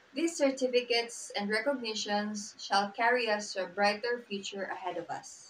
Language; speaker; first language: English; non-native, local second language; Cebuano